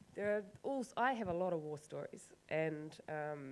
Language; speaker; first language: English; native; English